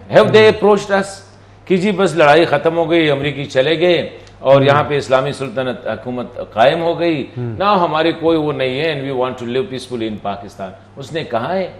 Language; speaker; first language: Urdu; non-native, local second language; Pashto